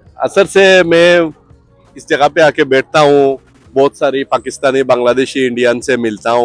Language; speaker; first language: Hindi; non-native, local second language; Bangla